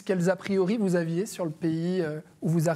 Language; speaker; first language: French; native; French